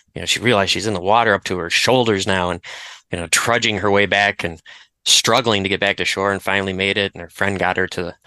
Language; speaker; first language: English; native; English